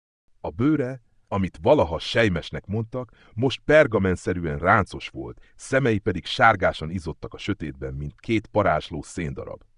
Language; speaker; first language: Hungarian; native; Hungarian